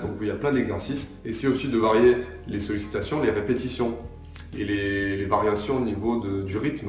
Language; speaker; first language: French; native; French